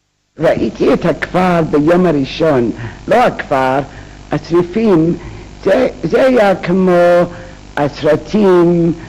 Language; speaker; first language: Hebrew; non-native, fluent; English